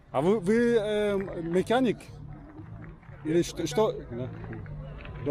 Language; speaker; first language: Serbian; non-native, learner; Russian